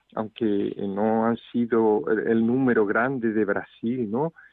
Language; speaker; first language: Spanish; native; Spanish